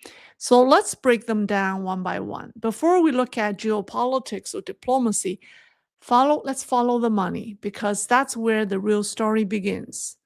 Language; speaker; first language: English; non-native, fluent; Chinese